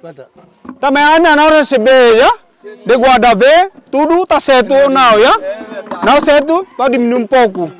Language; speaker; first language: Portuguese; non-native, learner; Vietnamese